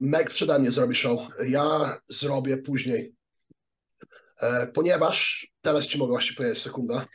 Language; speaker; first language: Polish; early bilingual, heritage; Polish